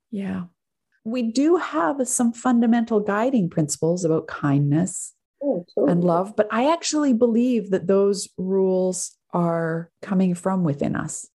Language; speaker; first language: English; native; English